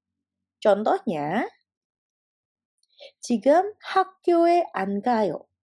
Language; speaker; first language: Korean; non-native, fluent; Indonesian